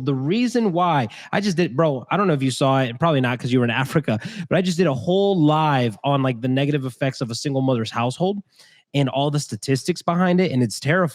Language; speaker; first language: English; native; English